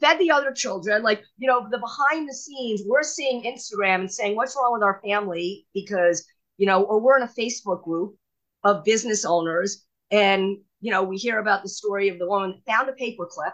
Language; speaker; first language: English; native; English